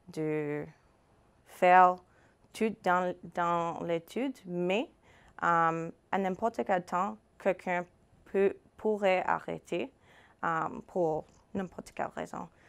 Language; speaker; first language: French; non-native, fluent; English